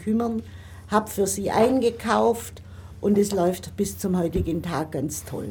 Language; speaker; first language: German; native; German